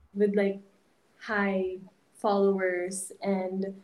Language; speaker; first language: English; non-native, local second language; Hiligaynon